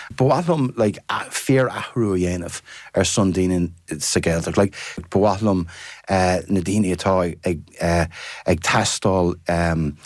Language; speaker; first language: Irish; non-native, fluent; English